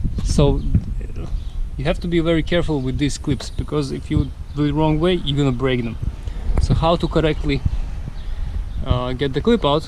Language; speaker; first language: English; non-native, fluent; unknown